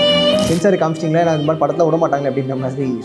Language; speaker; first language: Tamil; native; Tamil